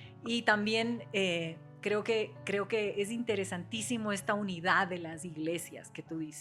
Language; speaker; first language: Spanish; native; Spanish